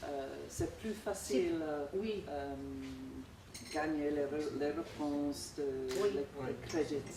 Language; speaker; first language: French; non-native, fluent; English